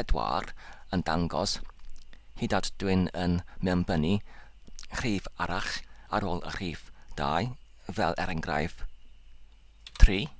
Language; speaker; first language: Welsh; non-native, local second language; English